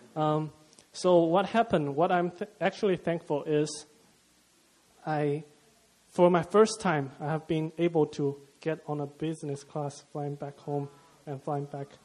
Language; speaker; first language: English; non-native, fluent; Chinese